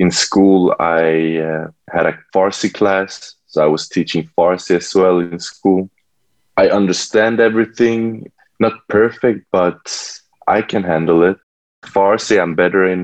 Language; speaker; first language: English; non-native, fluent; Swedish